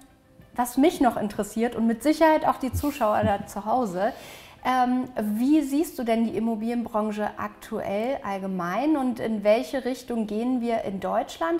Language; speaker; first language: German; native; German